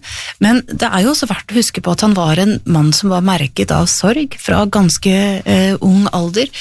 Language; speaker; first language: Norwegian; native; Norwegian